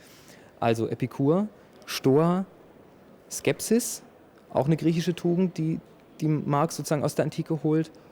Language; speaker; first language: German; native; German